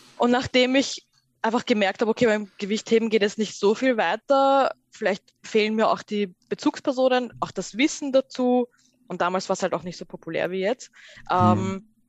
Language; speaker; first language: German; early bilingual, other home language; Persian